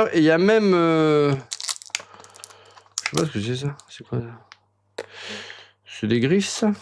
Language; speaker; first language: French; native; French